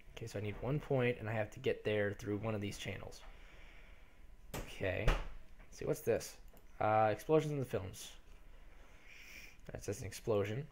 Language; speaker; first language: English; native; English